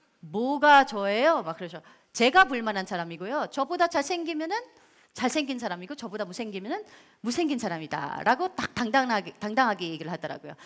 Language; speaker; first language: Korean; non-native, fluent; Filipino